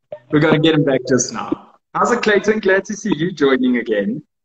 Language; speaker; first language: English; non-native, local second language; Afrikaans